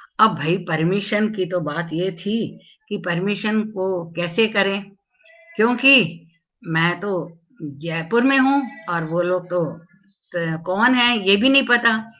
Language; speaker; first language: Hindi; non-native, local second language; Tamil